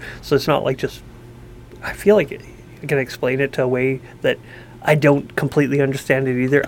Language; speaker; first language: English; native; English